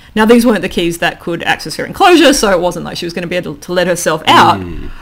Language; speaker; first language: English; native; English